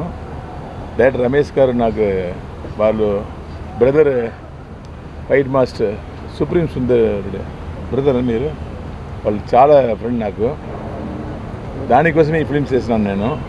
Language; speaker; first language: Telugu; non-native, local second language; Tamil